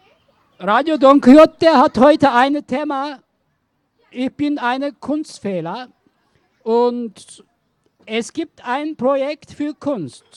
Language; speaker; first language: German; non-native, learner; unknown